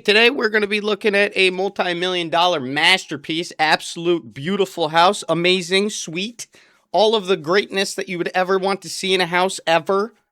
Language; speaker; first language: English; native; English